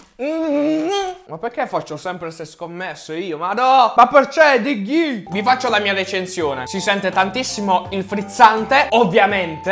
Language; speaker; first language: Italian; native; Italian